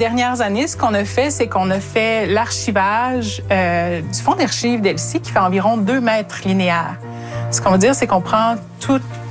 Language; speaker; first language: French; native; French